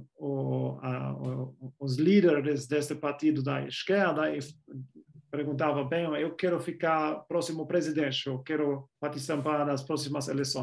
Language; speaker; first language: Portuguese; non-native, fluent; German